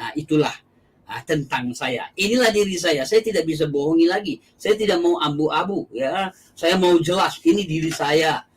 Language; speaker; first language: Indonesian; non-native, local second language; Achinese